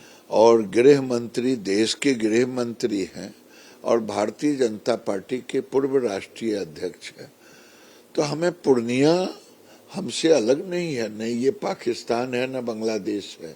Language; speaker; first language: Hindi; native; Hindi